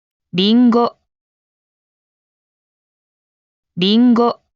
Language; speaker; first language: Japanese; native; Japanese